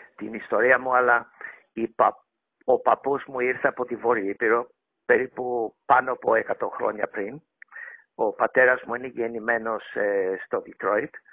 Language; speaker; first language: Greek; early bilingual, heritage; Greek